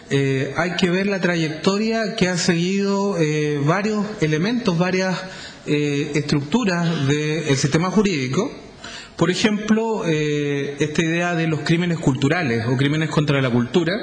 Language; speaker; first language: Spanish; native; Spanish